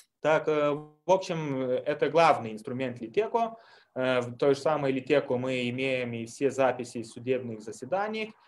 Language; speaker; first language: Russian; non-native, fluent; Lithuanian